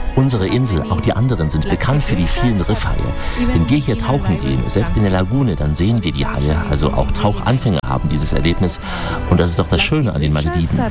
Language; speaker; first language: German; native; German